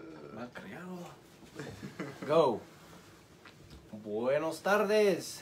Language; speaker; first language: Spanish; early bilingual, heritage; Spanish